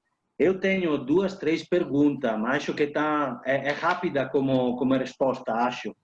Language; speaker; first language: Portuguese; non-native, fluent; Italian